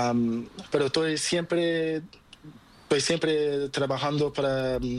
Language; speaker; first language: Spanish; non-native, learner; Portuguese